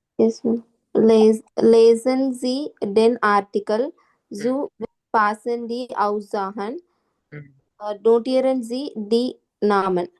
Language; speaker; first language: German; non-native, learner; Tamil